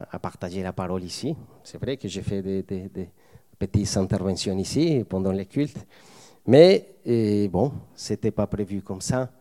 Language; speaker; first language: French; non-native, fluent; Spanish